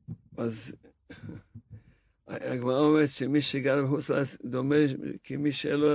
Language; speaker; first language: Hebrew; non-native, fluent; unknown